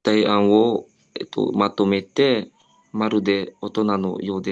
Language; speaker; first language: Japanese; non-native, learner; Indonesian